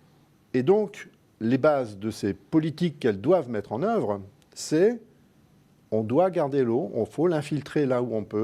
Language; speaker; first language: French; native; French